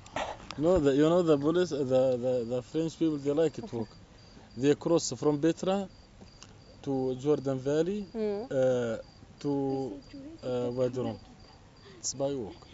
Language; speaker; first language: English; non-native, learner; Arabic